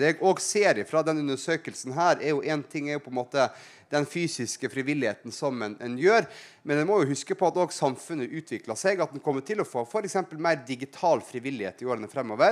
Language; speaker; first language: Norwegian; native; Norwegian